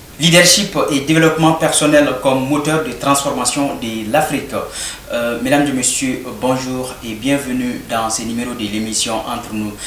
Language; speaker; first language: French; non-native, local second language; Bambara